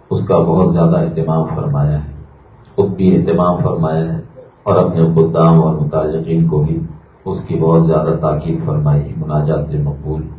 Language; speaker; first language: Urdu; native; Urdu